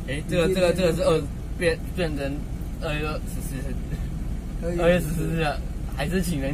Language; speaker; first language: Chinese; native; Chinese